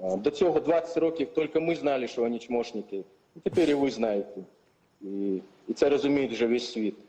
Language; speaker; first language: Ukrainian; non-native, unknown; Chechen